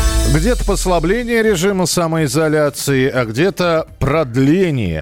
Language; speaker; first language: Russian; native; Russian